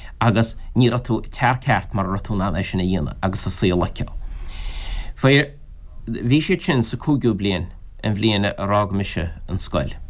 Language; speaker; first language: Irish; native; Irish